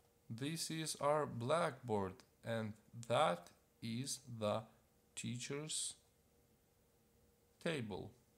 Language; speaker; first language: English; non-native, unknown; Ukrainian